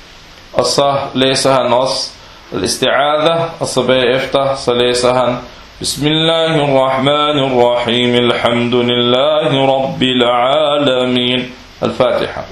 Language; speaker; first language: Danish; early bilingual, other home language; Arabic